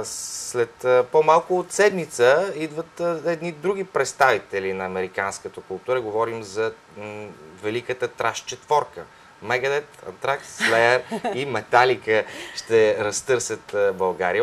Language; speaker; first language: Bulgarian; native; Bulgarian